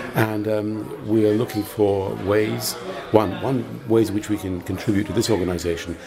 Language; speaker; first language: English; native; English